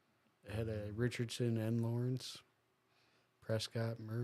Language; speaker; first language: English; native; English